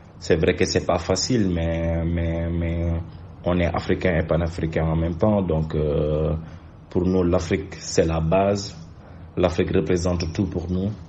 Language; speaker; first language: French; non-native, local second language; Wolof